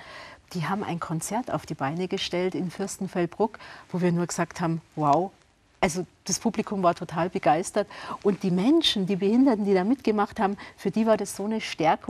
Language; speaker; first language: German; native; German